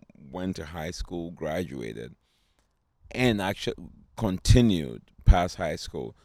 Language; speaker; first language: English; non-native, local second language; Akan